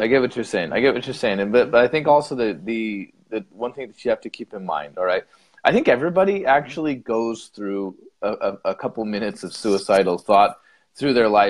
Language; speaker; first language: English; native; English